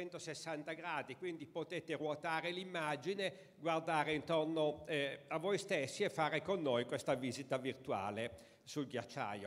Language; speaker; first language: Italian; native; Italian